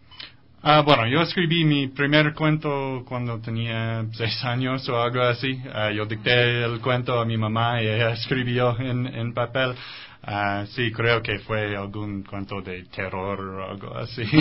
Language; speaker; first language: Spanish; non-native, fluent; English